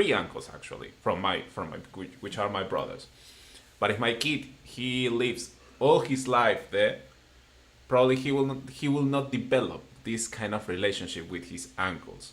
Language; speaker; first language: English; non-native, fluent; Spanish